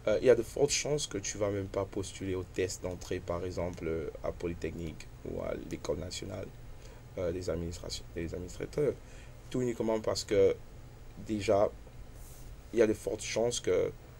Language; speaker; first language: French; non-native, local second language; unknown